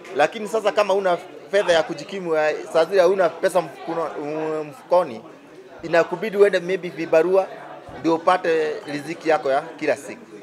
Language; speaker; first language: Swahili; non-native, local second language; Kikuyu